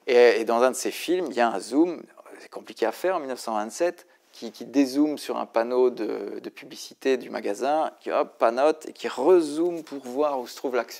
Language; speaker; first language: French; native; French